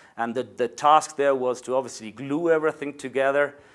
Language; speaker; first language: English; non-native, fluent; Spanish